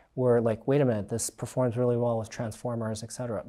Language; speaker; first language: English; native; English